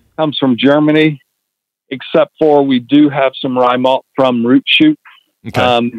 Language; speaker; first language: English; native; English